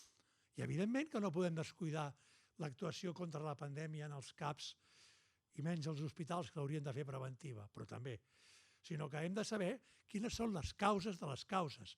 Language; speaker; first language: Catalan; native; Catalan